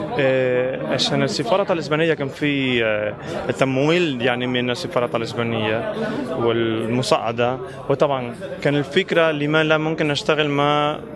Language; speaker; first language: Arabic; non-native, fluent; Spanish